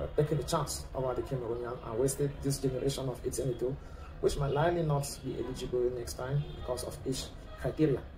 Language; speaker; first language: English; non-native, local second language; French